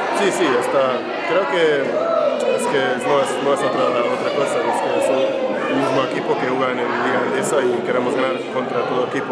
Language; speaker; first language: Spanish; non-native, fluent; Hungarian